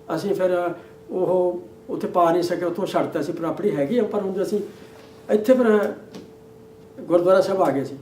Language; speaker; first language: Punjabi; native; Punjabi